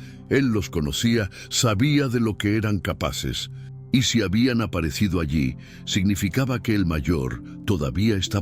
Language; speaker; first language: Spanish; native; Spanish